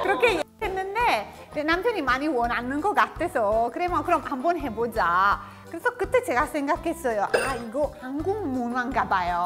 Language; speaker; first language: Korean; non-native, fluent; Italian